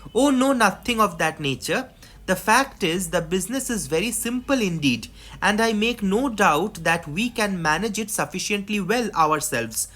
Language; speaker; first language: English; non-native, local second language; Bangla